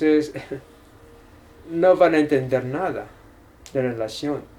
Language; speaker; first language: Spanish; non-native, learner; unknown